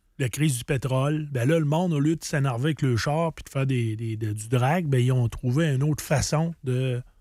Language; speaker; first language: French; native; French